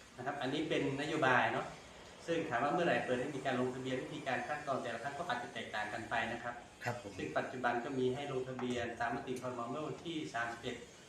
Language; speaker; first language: Thai; native; Thai